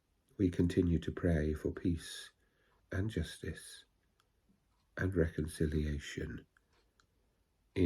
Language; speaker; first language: English; native; English